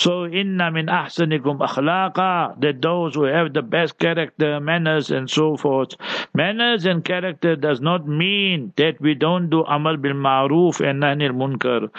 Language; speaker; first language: English; early bilingual, other home language; Urdu